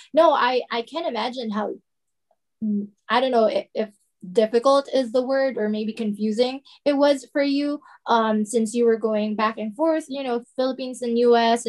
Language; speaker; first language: English; non-native, local second language; Filipino